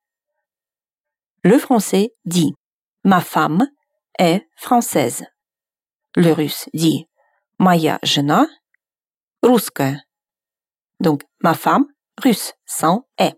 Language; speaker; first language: French; non-native, fluent; Russian